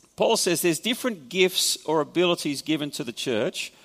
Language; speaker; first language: English; native; English